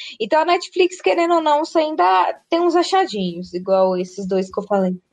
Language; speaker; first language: Portuguese; native; Portuguese